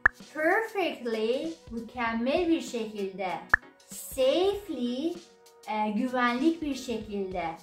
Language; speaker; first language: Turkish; non-native, learner; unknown